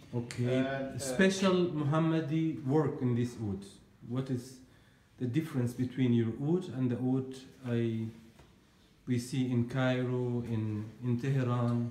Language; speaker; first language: English; non-native, learner; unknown